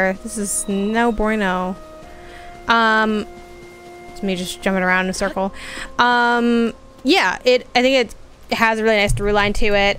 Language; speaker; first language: English; native; English